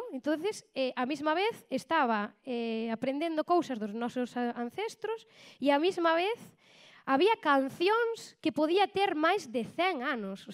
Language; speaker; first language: Galician; native; Galician